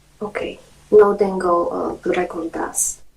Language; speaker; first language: Spanish; non-native, learner; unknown